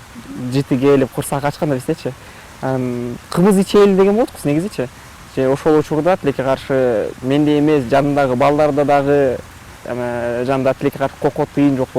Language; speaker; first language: Kyrgyz; non-native, local second language; Russian